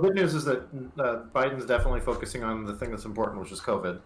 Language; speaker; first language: English; native; English